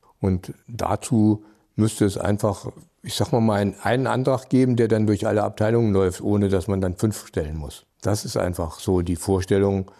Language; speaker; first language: German; native; German